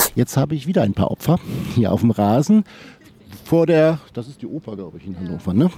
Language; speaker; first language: German; native; German